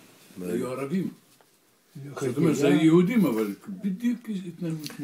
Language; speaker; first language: Hebrew; non-native, learner; Russian